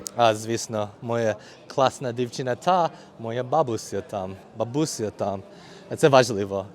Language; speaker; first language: Ukrainian; non-native, learner; English